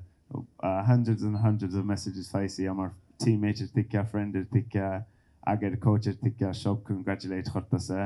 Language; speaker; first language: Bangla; early bilingual, heritage; Bangla